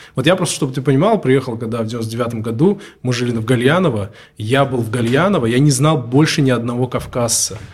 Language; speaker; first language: Russian; native; Russian